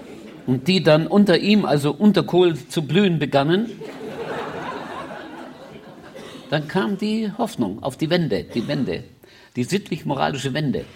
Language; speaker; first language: German; native; German